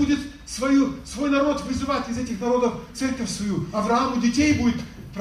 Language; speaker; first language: Russian; native; Russian